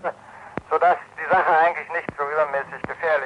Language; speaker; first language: German; native; German